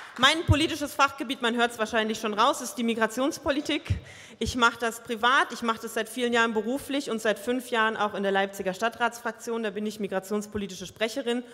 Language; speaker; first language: German; early bilingual, other home language; Croatian